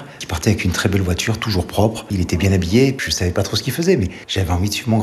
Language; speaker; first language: French; native; French